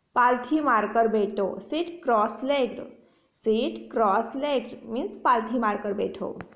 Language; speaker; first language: Hindi; native; Hindi